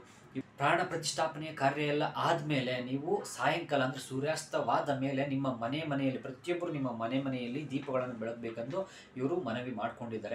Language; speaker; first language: Kannada; native; Kannada